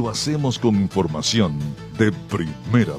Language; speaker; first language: Spanish; native; Spanish